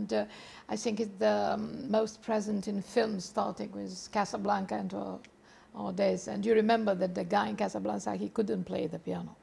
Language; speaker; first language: English; non-native, fluent; Romanian